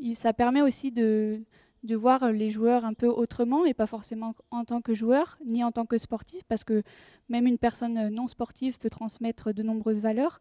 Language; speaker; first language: French; native; French